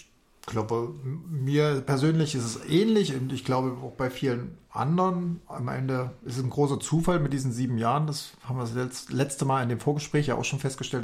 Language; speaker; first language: German; native; German